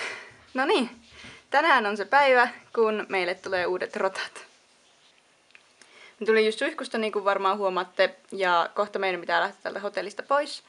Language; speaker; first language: Finnish; native; Finnish